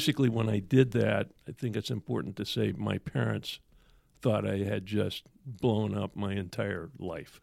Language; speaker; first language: English; native; English